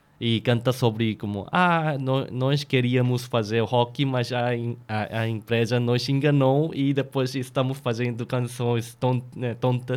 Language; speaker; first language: Portuguese; non-native, fluent; Korean